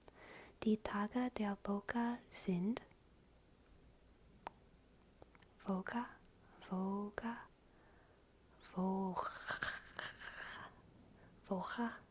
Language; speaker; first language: German; non-native, learner; English